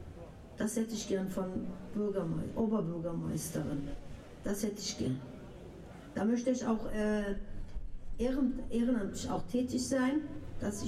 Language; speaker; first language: German; non-native, local second language; Turkish